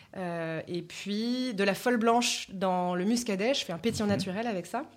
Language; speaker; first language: French; native; French